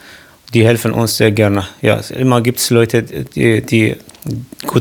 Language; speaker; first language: German; non-native, learner; Arabic